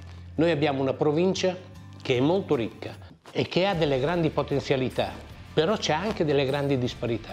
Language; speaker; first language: Italian; native; Italian